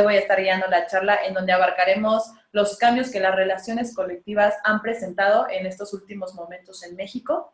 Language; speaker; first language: Spanish; native; Spanish